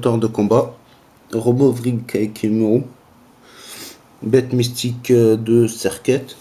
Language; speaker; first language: French; native; French